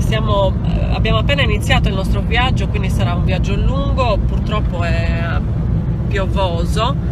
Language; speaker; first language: Italian; native; Italian